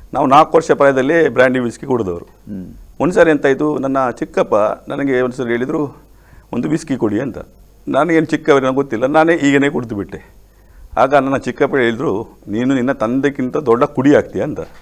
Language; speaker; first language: Kannada; non-native, local second language; Konkani